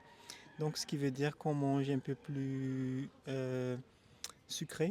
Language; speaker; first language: French; non-native, local second language; Malagasy